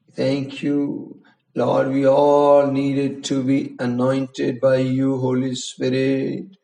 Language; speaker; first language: English; non-native, local second language; Hindi